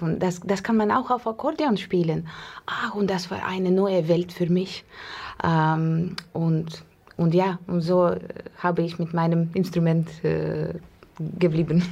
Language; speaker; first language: German; non-native, learner; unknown